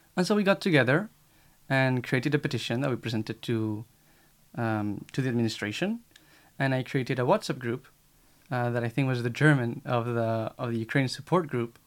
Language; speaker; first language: English; non-native, fluent; Spanish